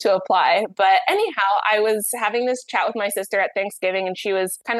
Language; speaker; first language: English; native; English